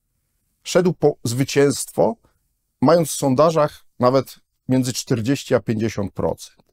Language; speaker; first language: Polish; native; Polish